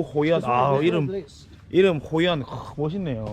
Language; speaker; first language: Korean; native; Korean